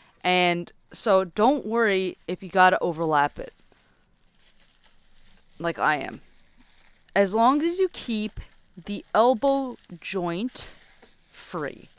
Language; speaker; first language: English; native; English